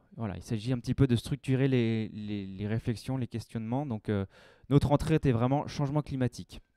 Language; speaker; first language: French; native; French